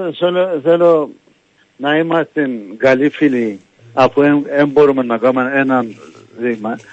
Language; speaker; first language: Greek; non-native, local second language; Turkish